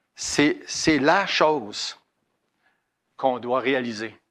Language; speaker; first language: French; native; French